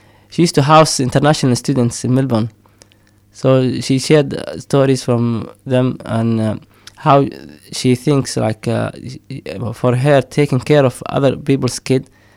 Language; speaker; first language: English; non-native, fluent; Somali